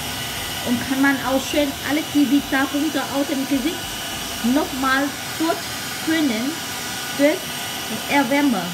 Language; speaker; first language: German; non-native, learner; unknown